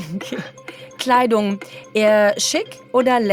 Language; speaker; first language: German; native; German